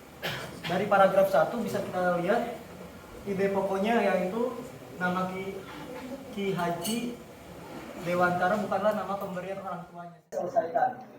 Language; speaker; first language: Indonesian; native; Indonesian